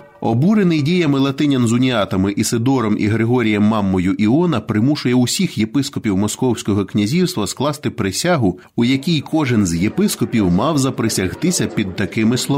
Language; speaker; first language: Ukrainian; native; Ukrainian